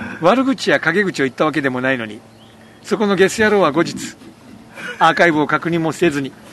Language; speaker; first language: Japanese; native; Japanese